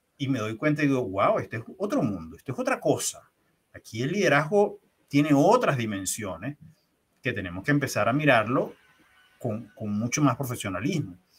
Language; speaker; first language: Spanish; native; Spanish